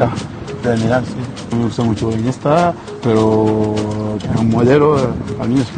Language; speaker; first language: Spanish; non-native, learner; French